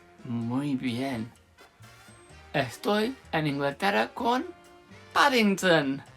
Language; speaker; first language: Spanish; non-native, fluent; English